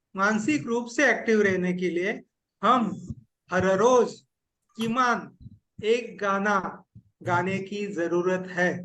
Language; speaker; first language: Hindi; non-native, local second language; Marathi